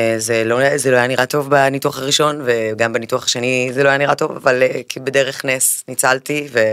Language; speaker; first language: Hebrew; early bilingual, other home language; Spanish